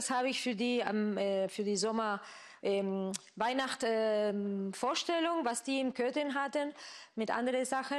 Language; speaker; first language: German; non-native, fluent; Spanish